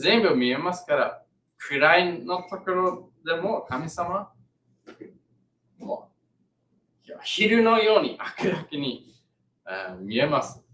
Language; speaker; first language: Japanese; non-native, learner; English